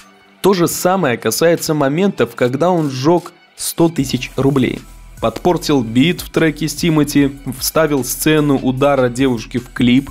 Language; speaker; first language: Russian; native; Russian